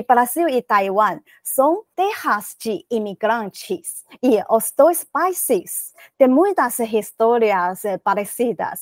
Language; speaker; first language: Portuguese; non-native, learner; Chinese